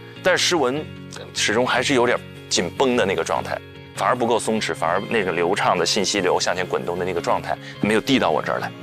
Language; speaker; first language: Chinese; native; Chinese